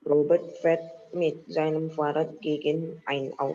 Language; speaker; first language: German; non-native, learner; Indonesian